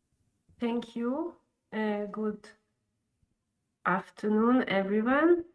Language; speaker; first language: English; non-native, fluent; Hungarian